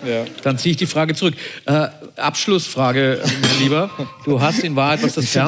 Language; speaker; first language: German; native; German